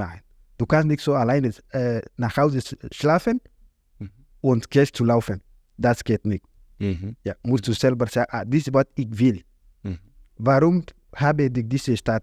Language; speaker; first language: German; non-native, learner; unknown